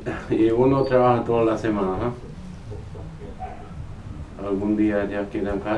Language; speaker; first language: Spanish; non-native, local second language; Plautdietsch